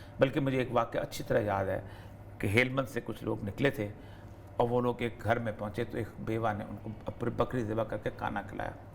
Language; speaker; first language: Urdu; non-native, local second language; Pashto